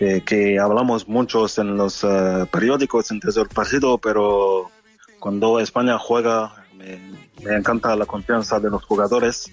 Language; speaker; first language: Spanish; non-native, fluent; French